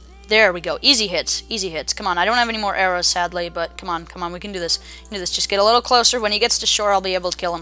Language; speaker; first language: English; native; English